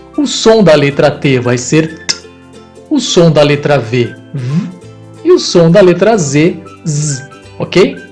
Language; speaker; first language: Portuguese; native; Portuguese